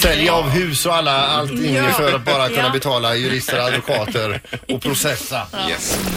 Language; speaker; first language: Swedish; native; Swedish